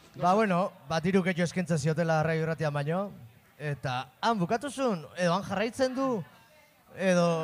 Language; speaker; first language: Basque; native; Basque